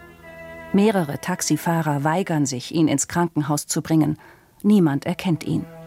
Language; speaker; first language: German; native; German